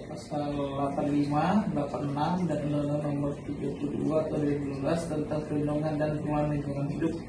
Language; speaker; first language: Indonesian; native; Indonesian